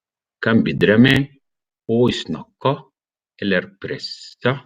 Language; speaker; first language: Norwegian; non-native, learner; Arabic